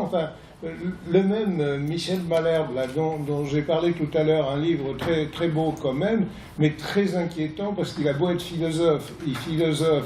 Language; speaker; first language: French; native; French